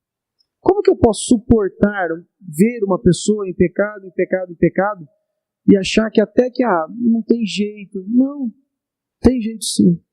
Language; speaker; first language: Portuguese; native; Portuguese